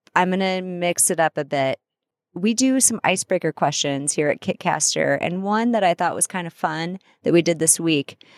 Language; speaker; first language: English; native; English